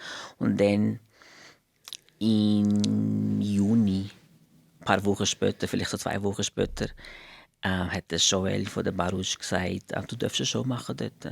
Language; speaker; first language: German; non-native, fluent; Portuguese